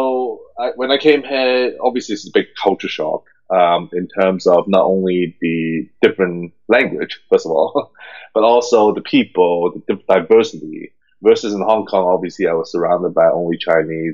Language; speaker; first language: English; early bilingual, other home language; Cantonese